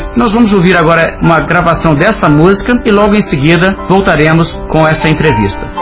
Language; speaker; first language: Portuguese; early bilingual, other home language; English